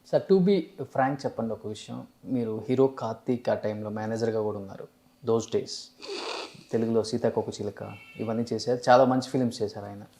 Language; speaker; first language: Telugu; native; Telugu